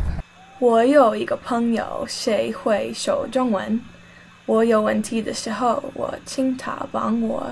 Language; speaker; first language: Chinese; non-native, learner; English